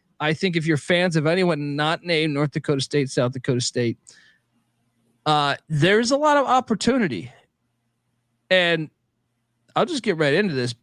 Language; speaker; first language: English; native; English